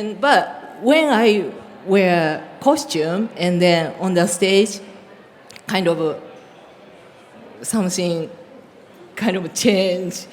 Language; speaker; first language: English; non-native, learner; Japanese